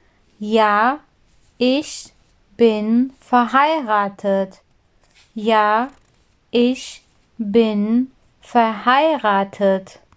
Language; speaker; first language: German; non-native, fluent; Urdu